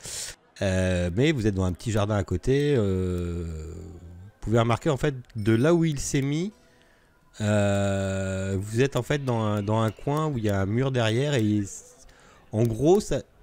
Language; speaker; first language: French; native; French